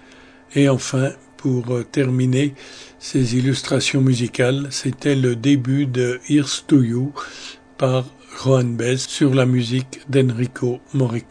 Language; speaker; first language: French; native; French